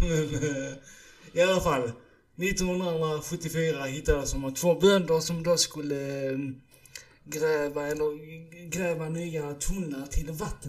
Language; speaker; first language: Swedish; early bilingual, other home language; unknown